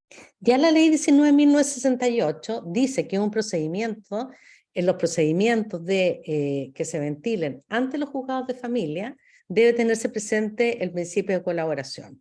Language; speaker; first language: Spanish; native; Spanish